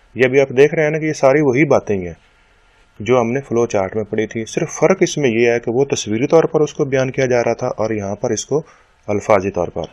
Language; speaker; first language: Urdu; native; Urdu